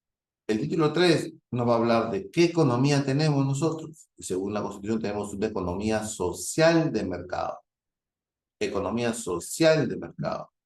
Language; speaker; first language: Spanish; native; Spanish